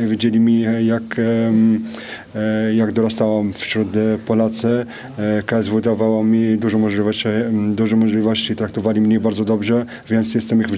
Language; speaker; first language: Polish; non-native, fluent; French